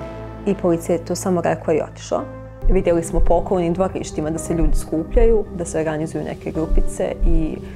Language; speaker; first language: Bosnian; native; Bosnian